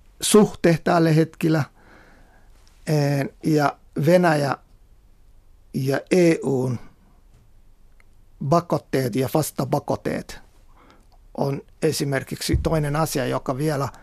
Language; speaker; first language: Finnish; non-native, fluent; Somali